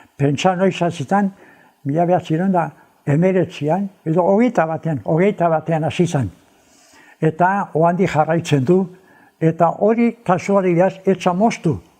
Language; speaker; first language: Basque; native; Basque